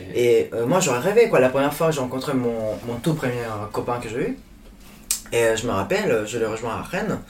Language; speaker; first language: French; non-native, fluent; Spanish